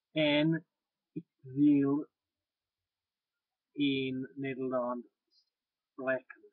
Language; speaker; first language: Dutch; non-native, learner; English